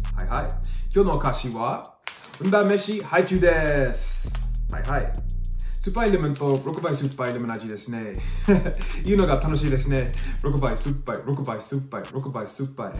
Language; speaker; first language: Japanese; non-native, learner; English